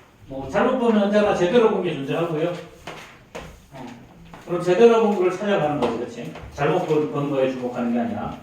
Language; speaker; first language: Korean; native; Korean